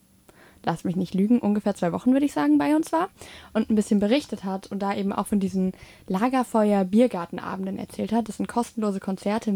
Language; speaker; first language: German; native; German